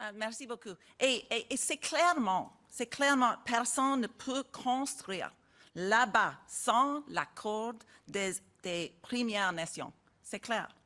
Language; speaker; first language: French; non-native, learner; English